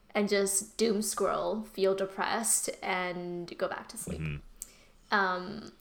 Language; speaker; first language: English; early bilingual, other home language; Burmese